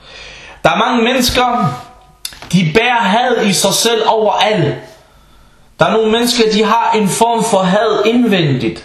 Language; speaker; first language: Danish; early bilingual, other home language; Arabic